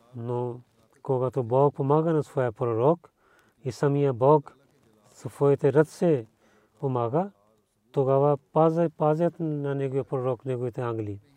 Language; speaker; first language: Bulgarian; non-native, learner; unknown